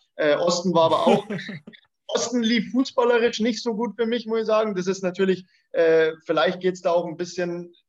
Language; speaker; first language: German; native; German